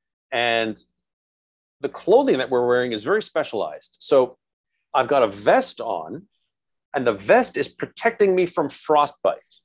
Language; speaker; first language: English; native; English